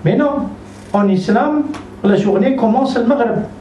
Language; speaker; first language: French; non-native, local second language; Arabic